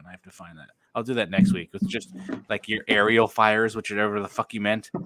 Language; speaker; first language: English; native; English